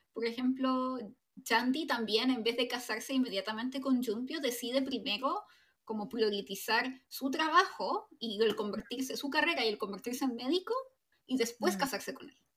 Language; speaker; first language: Spanish; native; Spanish